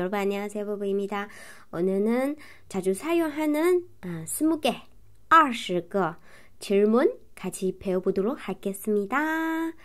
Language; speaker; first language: Korean; non-native, fluent; Chinese